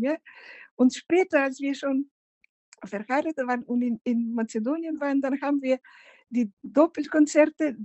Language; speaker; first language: German; non-native, fluent; Macedonian